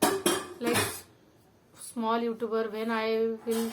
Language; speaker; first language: English; non-native, local second language; Marathi